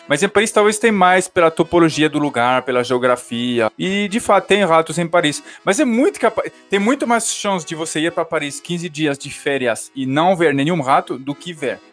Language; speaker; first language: Portuguese; non-native, fluent; French